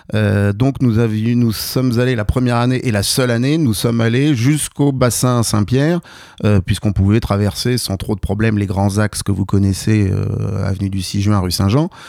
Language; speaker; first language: French; native; French